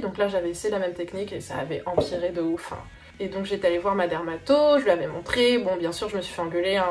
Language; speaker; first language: French; native; French